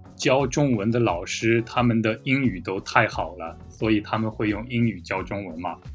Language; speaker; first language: Chinese; native; Chinese